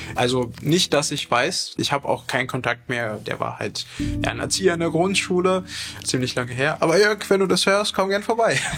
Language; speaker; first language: German; early bilingual, other home language; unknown